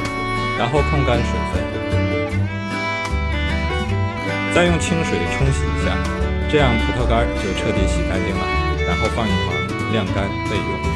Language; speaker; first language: Chinese; native; Chinese